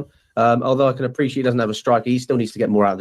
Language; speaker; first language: English; native; English